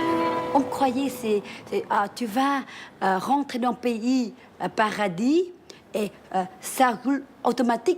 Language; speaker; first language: French; early bilingual, other home language; Vietnamese